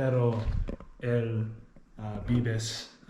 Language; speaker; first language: Spanish; non-native, learner; English